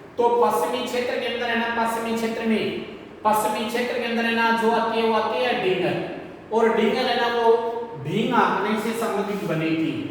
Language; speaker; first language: Hindi; native; Hindi